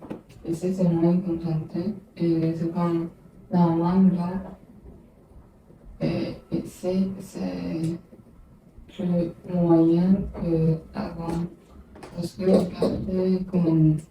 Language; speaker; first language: French; non-native, learner; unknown